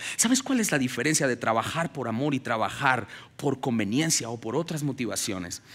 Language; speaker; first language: Spanish; native; Spanish